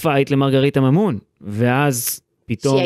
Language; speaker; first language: Hebrew; native; Hebrew